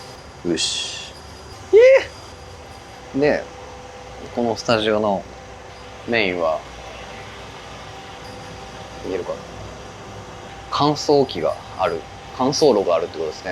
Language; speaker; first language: Japanese; native; Japanese